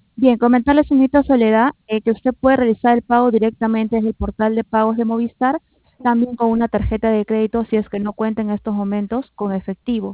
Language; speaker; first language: Spanish; native; Spanish